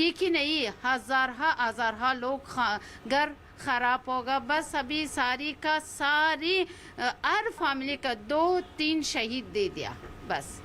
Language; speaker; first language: Hindi; non-native, learner; Persian